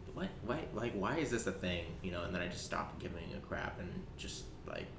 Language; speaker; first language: English; early bilingual, other home language; Urdu